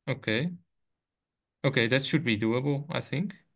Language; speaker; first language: English; non-native, fluent; Dutch